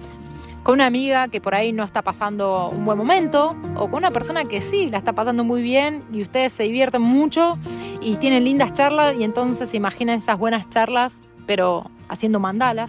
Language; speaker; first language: Spanish; native; Spanish